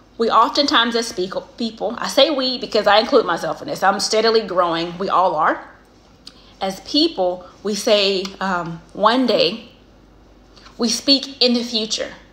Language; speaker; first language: English; native; English